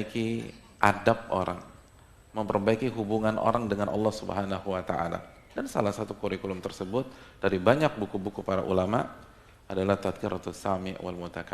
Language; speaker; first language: Indonesian; native; Indonesian